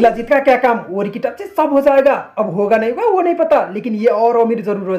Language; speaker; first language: Hindi; native; Hindi